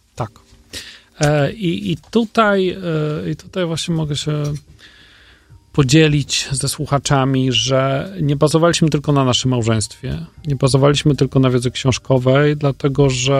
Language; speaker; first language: Polish; native; Polish